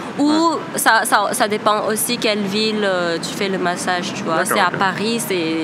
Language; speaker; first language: French; non-native, fluent; Thai